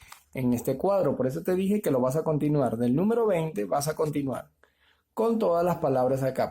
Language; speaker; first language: Spanish; native; Spanish